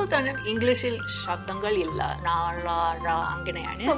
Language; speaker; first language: Malayalam; non-native, learner; English